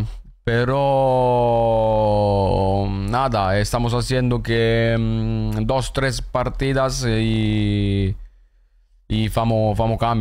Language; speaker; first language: Spanish; non-native, learner; Italian